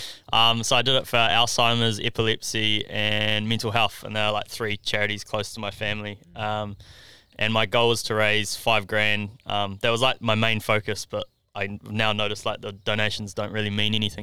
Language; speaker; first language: English; native; English